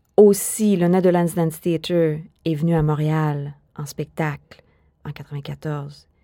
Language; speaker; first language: French; native; French